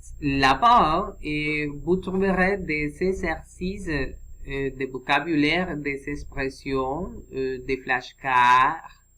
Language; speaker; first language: French; non-native, learner; Spanish